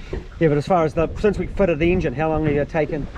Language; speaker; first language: English; native; English